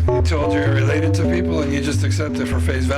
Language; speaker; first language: English; native; English